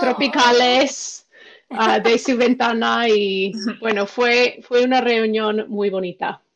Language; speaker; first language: Spanish; non-native, fluent; English